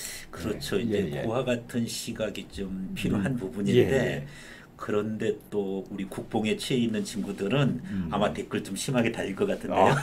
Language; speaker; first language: Korean; native; Korean